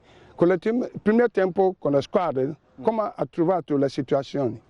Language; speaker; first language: Italian; non-native, learner; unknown